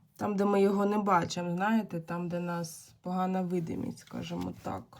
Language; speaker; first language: Ukrainian; non-native, local second language; Russian